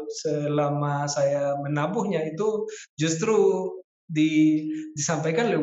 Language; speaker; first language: Indonesian; non-native, fluent; Spanish